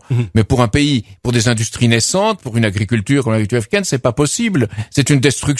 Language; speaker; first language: French; native; French